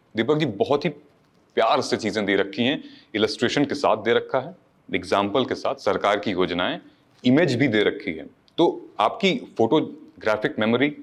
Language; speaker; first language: Hindi; native; Hindi